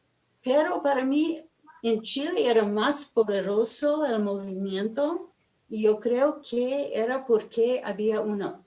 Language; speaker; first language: Spanish; non-native, fluent; English